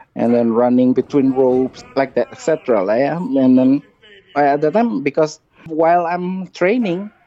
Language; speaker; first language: English; non-native, fluent; Indonesian